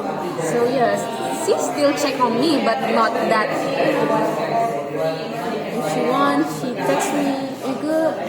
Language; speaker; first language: English; non-native, learner; Indonesian